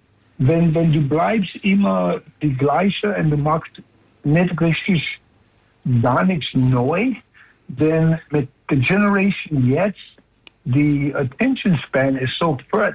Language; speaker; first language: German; non-native, fluent; English